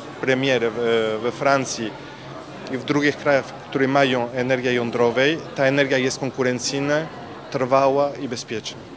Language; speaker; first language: Polish; non-native, learner; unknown